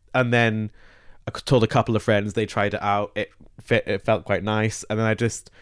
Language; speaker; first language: English; native; English